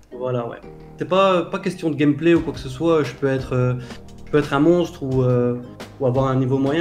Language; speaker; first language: French; native; French